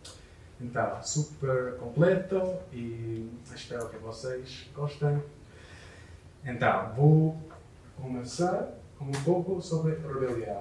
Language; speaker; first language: Portuguese; non-native, learner; English